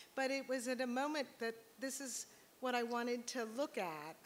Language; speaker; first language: English; native; English